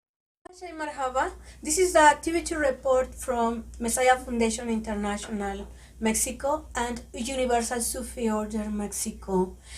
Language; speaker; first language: English; non-native, learner; Spanish